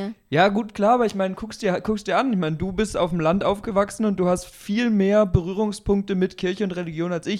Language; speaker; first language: German; native; German